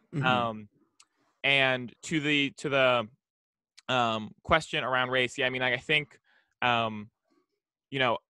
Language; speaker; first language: English; native; English